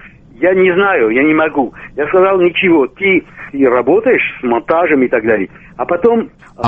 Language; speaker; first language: Russian; non-native, local second language; Armenian